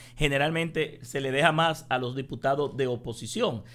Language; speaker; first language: Spanish; native; Spanish